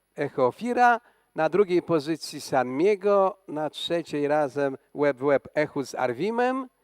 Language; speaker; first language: Polish; native; Polish